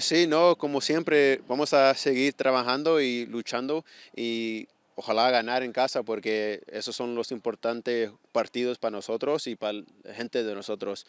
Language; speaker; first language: Spanish; early bilingual, heritage; Spanish